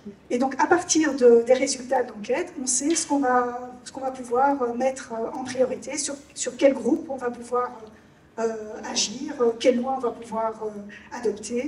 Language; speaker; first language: French; non-native, fluent; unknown